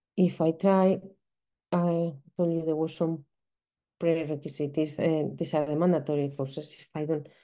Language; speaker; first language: English; non-native, fluent; Spanish